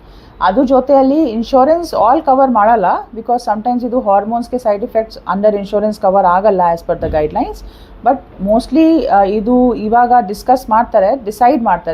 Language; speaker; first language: Kannada; non-native, learner; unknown